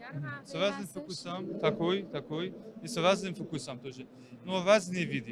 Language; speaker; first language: Russian; non-native, learner; Persian